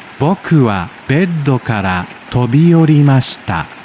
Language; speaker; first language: Japanese; non-native, learner; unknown